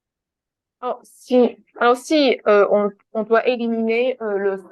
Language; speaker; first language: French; non-native, fluent; Chinese